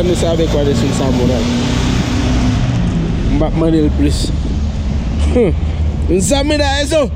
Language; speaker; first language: Spanish; non-native, learner; Haitian Creole